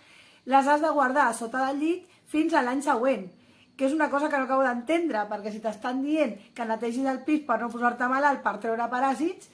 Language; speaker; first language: Catalan; native; Catalan